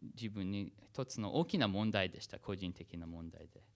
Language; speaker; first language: Japanese; non-native, fluent; English